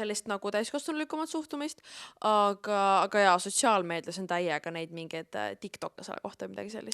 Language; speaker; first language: Estonian; native; Estonian